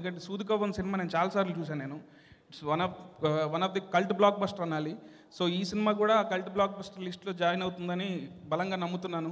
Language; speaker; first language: Telugu; native; Telugu